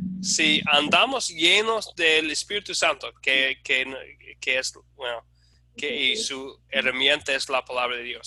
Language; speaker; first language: Spanish; non-native, fluent; English